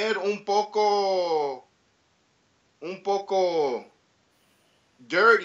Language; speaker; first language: Spanish; early bilingual, heritage; English